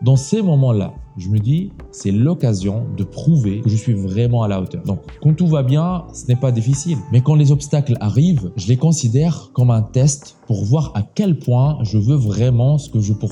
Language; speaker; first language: French; native; French